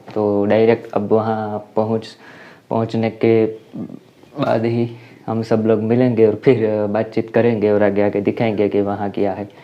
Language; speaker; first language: Hindi; non-native, local second language; Gujarati